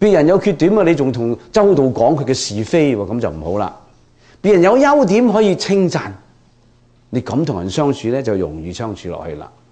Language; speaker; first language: Chinese; non-native, local second language; Cantonese